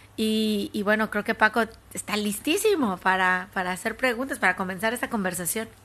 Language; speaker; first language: Spanish; native; Spanish